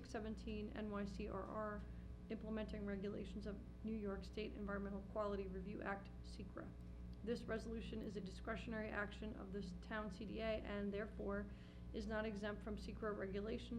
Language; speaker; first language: English; native; English